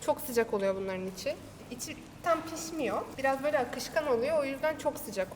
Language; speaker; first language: Turkish; native; Turkish